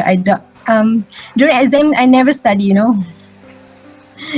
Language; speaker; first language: English; non-native, local second language; Malay